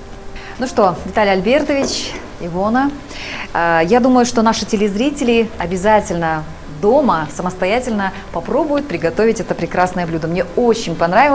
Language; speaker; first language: Russian; native; Russian